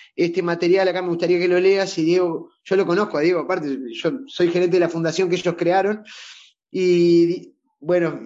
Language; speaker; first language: Spanish; native; Spanish